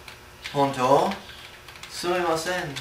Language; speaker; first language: Japanese; non-native, learner; English